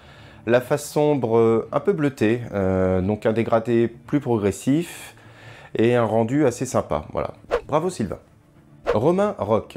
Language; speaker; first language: French; native; French